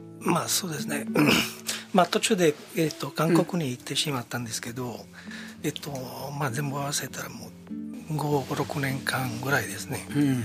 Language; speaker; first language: Japanese; non-native, fluent; Italian